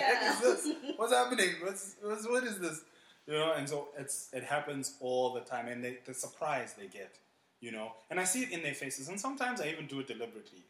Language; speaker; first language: English; non-native, local second language; Xhosa